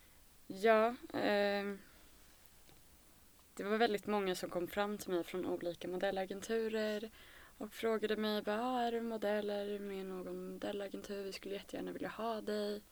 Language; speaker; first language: Swedish; native; Swedish